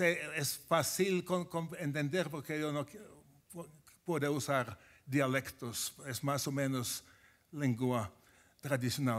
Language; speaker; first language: Spanish; non-native, fluent; Finnish